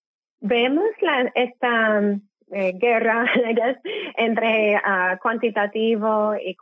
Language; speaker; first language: Spanish; non-native, fluent; English